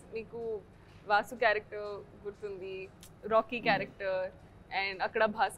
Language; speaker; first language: Telugu; non-native, learner; Hindi